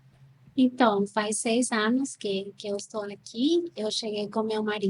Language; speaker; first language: Portuguese; non-native, fluent; Spanish